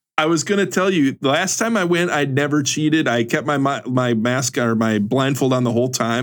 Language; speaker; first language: English; native; English